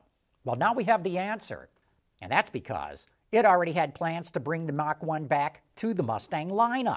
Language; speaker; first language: English; native; English